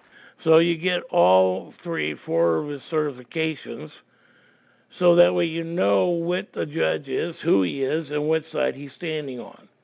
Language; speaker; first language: English; native; English